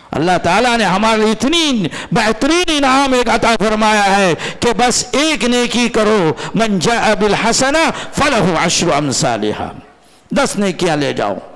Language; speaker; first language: Urdu; non-native, local second language; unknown